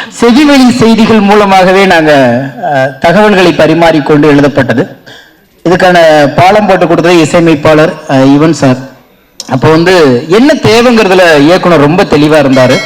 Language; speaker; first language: Tamil; native; Tamil